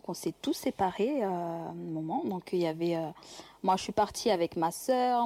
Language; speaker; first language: French; non-native, local second language; Kinyarwanda